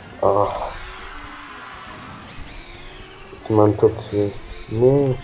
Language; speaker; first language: German; non-native, local second language; Luxembourgish